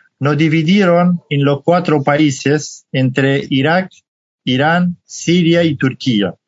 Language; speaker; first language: Spanish; non-native, fluent; Kurdish